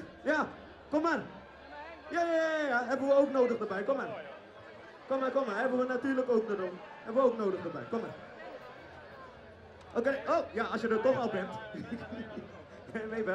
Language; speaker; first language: Dutch; native; Dutch